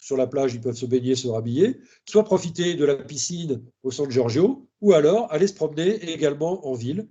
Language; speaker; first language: French; native; French